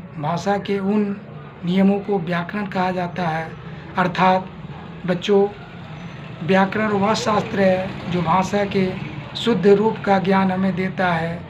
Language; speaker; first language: Hindi; native; Hindi